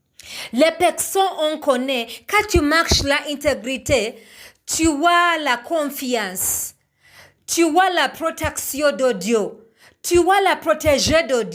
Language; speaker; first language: French; non-native, learner; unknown